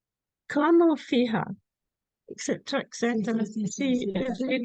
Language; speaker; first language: Spanish; non-native, fluent; English